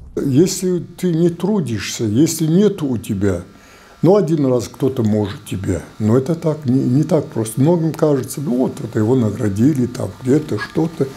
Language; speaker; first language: Russian; non-native, local second language; Adyghe